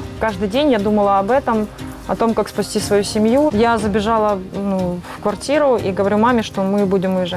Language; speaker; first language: Russian; native; Russian